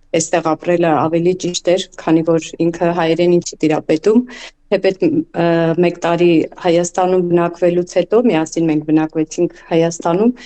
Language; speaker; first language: Armenian; native; Armenian